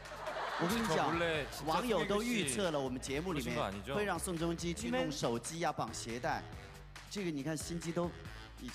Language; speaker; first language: Chinese; native; Chinese